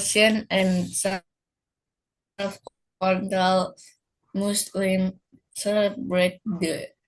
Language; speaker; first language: English; non-native, learner; Indonesian